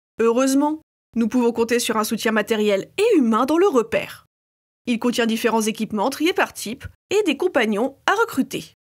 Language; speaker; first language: French; native; French